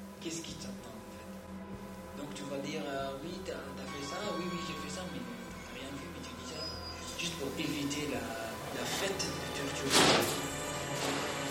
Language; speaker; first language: French; non-native, learner; Arabic